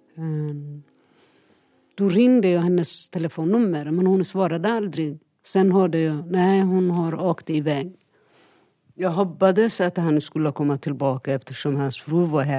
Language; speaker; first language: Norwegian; non-native, learner; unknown